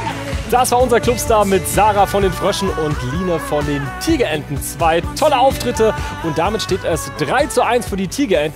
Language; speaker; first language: German; native; German